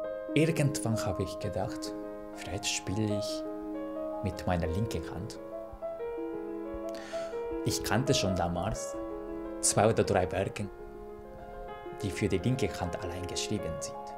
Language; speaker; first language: German; non-native, fluent; Japanese